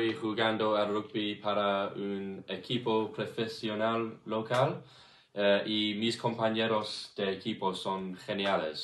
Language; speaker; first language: Spanish; non-native, learner; English